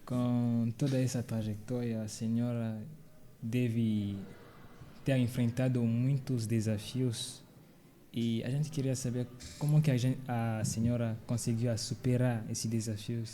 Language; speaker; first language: Portuguese; non-native, fluent; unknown